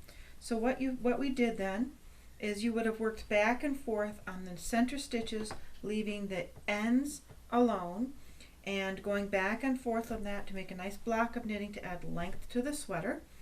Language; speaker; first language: English; native; English